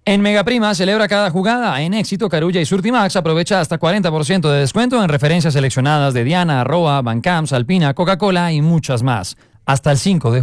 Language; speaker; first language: Spanish; native; Spanish